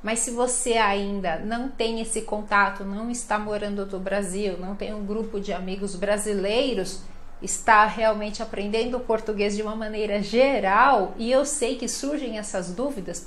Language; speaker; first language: Portuguese; native; Portuguese